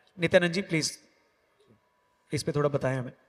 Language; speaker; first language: Hindi; native; Hindi